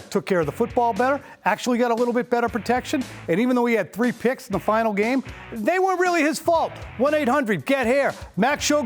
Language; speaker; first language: English; native; English